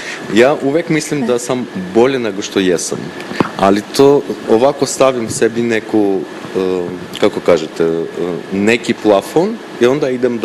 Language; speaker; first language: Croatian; non-native, fluent; Armenian